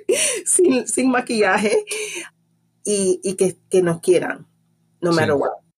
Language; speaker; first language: Spanish; native; Spanish